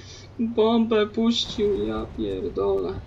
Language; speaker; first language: Polish; native; Polish